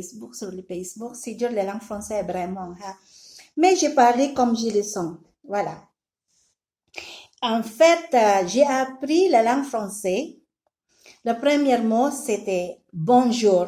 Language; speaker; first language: French; non-native, learner; Filipino